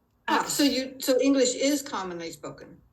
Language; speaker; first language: English; non-native, learner; Spanish